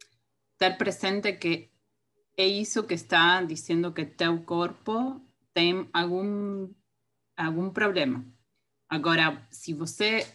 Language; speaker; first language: Portuguese; non-native, fluent; Spanish